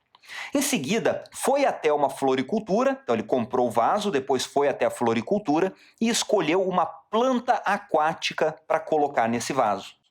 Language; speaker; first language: Portuguese; native; Portuguese